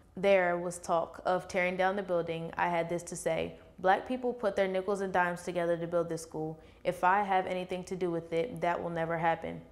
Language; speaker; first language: English; native; English